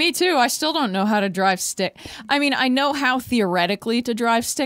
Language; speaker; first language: English; native; English